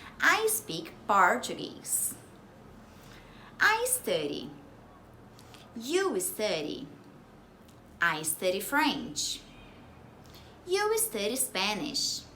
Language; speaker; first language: English; non-native, fluent; Portuguese